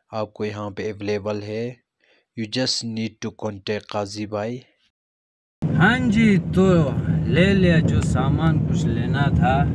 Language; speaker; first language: Hindi; native; Hindi